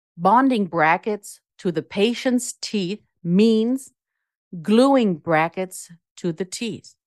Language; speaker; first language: English; non-native, fluent; German